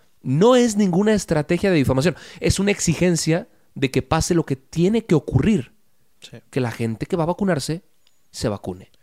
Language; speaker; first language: Spanish; native; Spanish